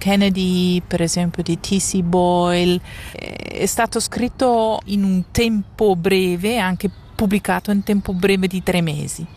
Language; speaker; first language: Italian; non-native, local second language; Swiss German